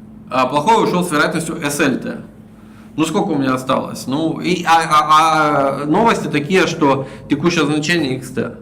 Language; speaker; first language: Russian; native; Russian